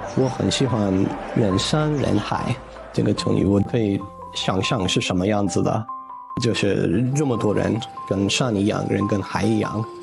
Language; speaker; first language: Chinese; non-native, fluent; English